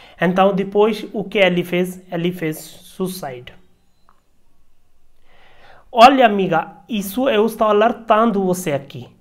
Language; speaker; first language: Portuguese; non-native, learner; Hindi